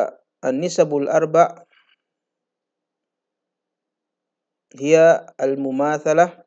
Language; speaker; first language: Arabic; non-native, fluent; Indonesian